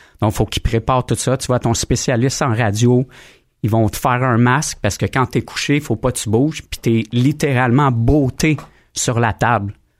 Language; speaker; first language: French; native; French